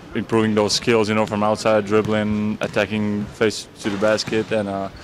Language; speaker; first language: English; non-native, fluent; Latvian